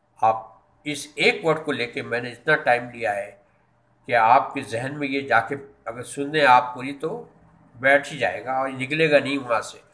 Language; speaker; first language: Urdu; native; Urdu